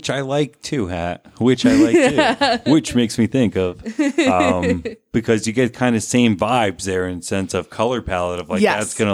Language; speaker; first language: English; native; English